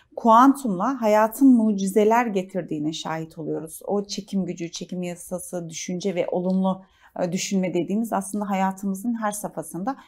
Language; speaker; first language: Turkish; native; Turkish